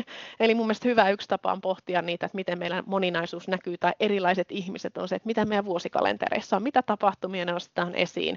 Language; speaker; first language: Finnish; native; Finnish